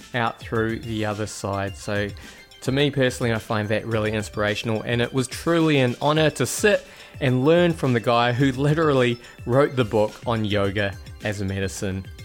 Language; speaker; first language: English; native; English